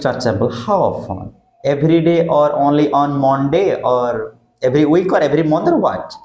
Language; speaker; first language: English; non-native, fluent; Hindi